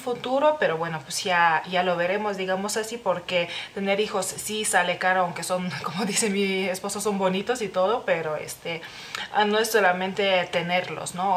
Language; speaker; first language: Spanish; non-native, fluent; Lithuanian